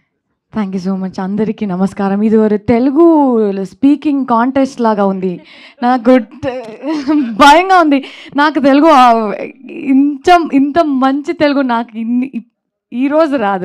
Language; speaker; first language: Telugu; non-native, learner; Kannada